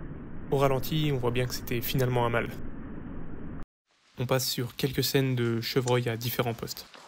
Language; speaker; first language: French; native; French